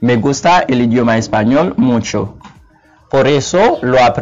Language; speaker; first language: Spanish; non-native, learner; Haitian Creole